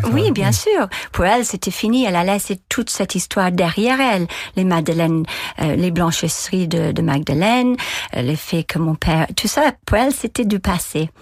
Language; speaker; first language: French; non-native, fluent; English